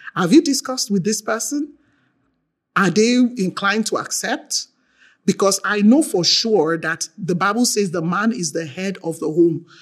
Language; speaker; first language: English; non-native, local second language; Yoruba